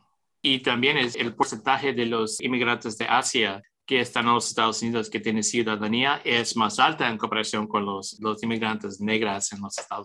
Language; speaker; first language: Spanish; early bilingual, heritage; English